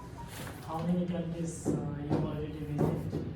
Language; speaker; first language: English; non-native, local second language; Bangla